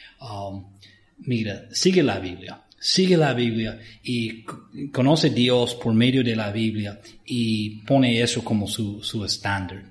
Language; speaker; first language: Spanish; non-native, fluent; English